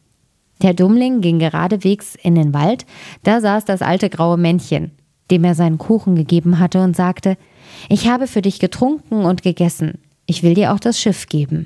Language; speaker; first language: German; native; German